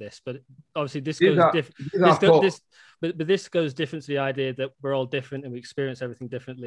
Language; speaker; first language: English; native; English